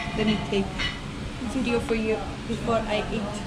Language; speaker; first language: English; non-native, learner; Arabic